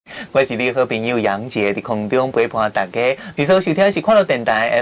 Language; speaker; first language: Chinese; native; Chinese